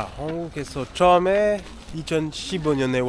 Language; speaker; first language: Korean; non-native, learner; French